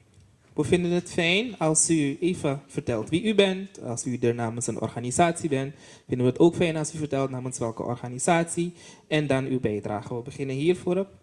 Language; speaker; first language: Dutch; native; Dutch